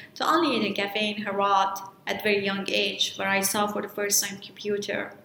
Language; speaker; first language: English; non-native, fluent; Persian